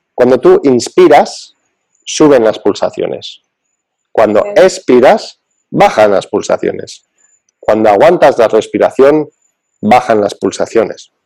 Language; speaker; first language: Spanish; early bilingual, other home language; English